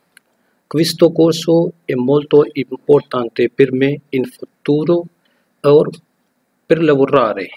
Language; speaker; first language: Italian; non-native, learner; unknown